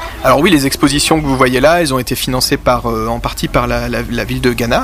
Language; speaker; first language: French; native; French